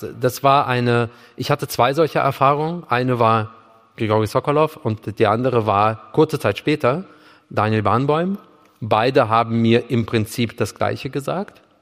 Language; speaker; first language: German; early bilingual, other home language; Russian